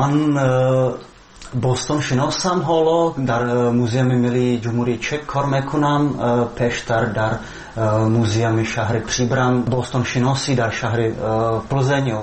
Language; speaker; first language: Persian; non-native, fluent; Czech